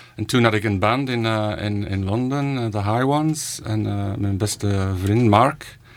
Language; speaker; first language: Dutch; non-native, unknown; English